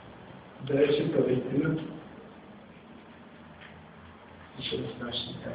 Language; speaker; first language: Russian; non-native, local second language; Chechen